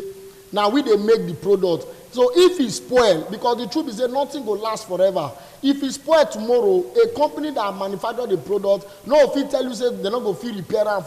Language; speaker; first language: English; non-native, local second language; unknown